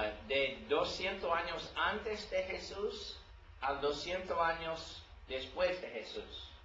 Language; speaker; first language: Spanish; non-native, learner; English